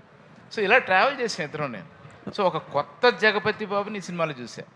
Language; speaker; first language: Telugu; native; Telugu